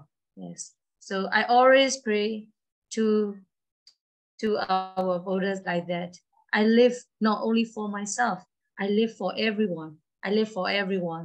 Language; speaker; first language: English; non-native, learner; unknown